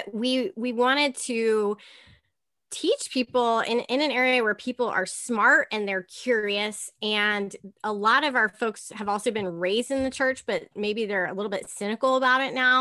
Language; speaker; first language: English; native; English